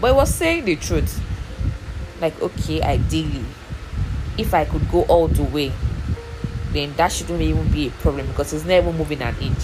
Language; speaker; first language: English; non-native, local second language; Yoruba